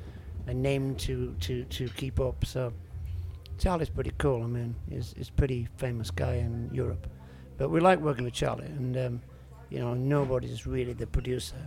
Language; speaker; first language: English; native; English